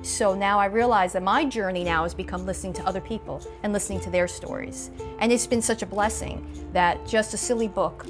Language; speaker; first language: English; native; English